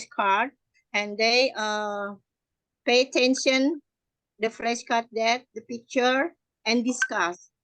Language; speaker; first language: English; non-native, learner; Indonesian